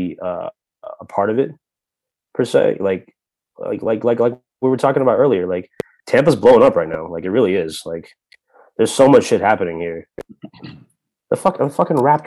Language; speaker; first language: English; native; English